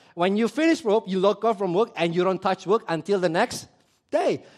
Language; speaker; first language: English; early bilingual, other home language; Indonesian